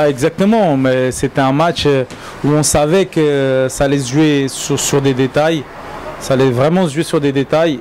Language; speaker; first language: French; native; French